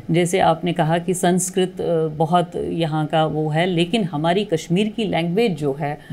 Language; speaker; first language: Hindi; non-native, local second language; Kashmiri